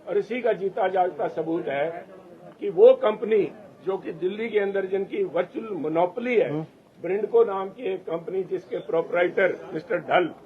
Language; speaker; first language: Hindi; non-native, local second language; Punjabi